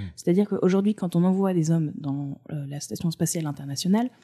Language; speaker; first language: French; native; French